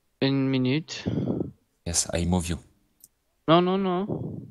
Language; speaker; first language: English; non-native, learner; French